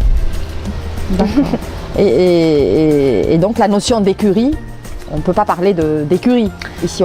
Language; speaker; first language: French; native; French